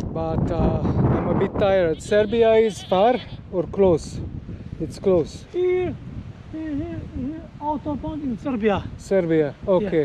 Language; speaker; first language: English; non-native, learner; Hungarian